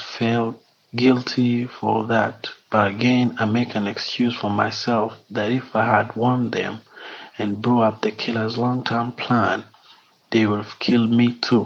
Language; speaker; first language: English; non-native, local second language; Kinyarwanda